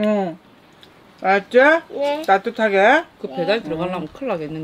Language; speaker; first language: Korean; native; Korean